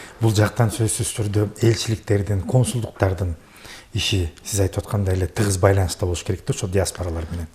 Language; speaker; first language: Kyrgyz; native; Kyrgyz